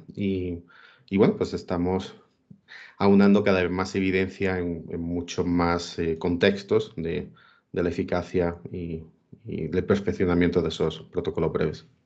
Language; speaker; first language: Spanish; native; Spanish